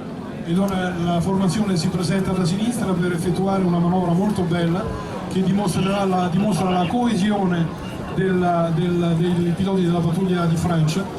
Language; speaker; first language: Italian; native; Italian